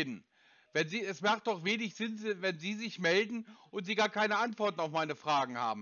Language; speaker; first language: German; native; German